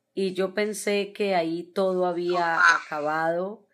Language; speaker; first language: Spanish; native; Spanish